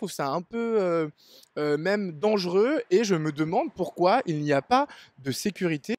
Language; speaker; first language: French; native; French